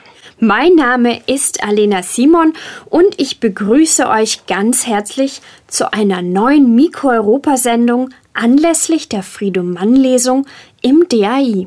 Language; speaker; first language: German; native; German